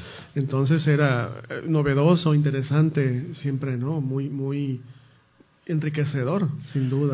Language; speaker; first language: Spanish; native; Spanish